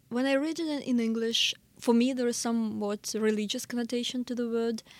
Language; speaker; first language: English; non-native, fluent; Russian